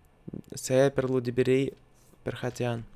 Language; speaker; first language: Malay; non-native, learner; Russian